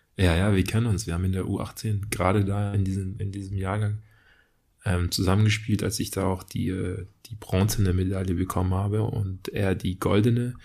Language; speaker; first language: German; early bilingual, other home language; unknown